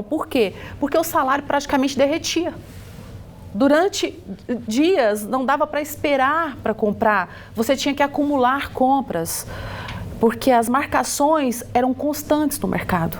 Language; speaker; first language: Portuguese; native; Portuguese